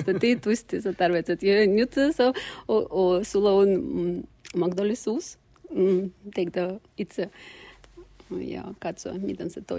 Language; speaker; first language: Finnish; non-native, learner; Russian